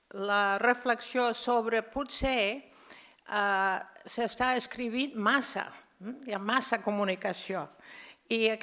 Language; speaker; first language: Catalan; non-native, fluent; English